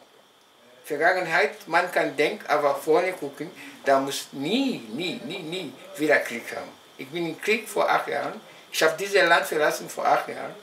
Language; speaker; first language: German; non-native, local second language; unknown